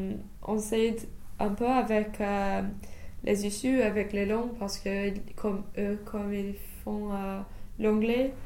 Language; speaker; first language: French; non-native, fluent; English